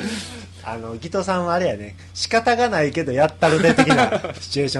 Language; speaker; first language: Japanese; native; Japanese